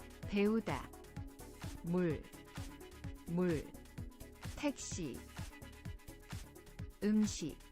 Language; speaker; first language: Korean; non-native, learner; English